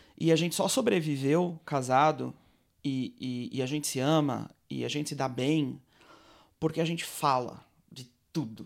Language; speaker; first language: Portuguese; native; Portuguese